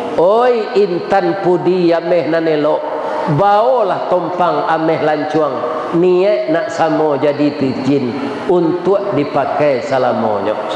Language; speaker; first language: Malay; non-native, local second language; Minangkabau